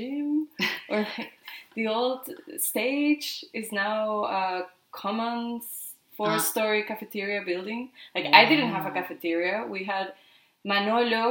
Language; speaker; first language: English; non-native, fluent; Spanish